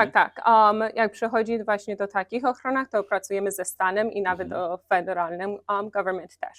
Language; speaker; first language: Polish; early bilingual, heritage; Polish